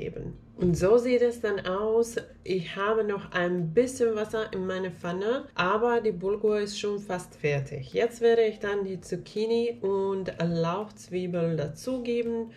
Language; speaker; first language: German; non-native, fluent; Finnish